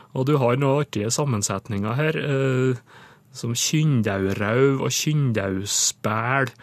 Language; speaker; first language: Norwegian; native; Norwegian